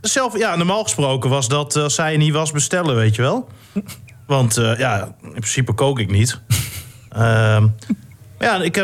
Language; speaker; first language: Dutch; native; Dutch